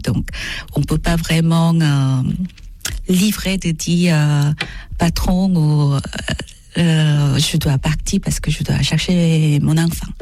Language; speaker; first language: French; non-native, learner; Korean